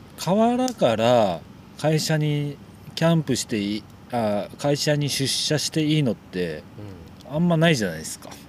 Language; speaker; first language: Japanese; native; Japanese